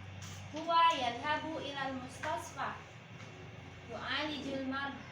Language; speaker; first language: Arabic; non-native, learner; Indonesian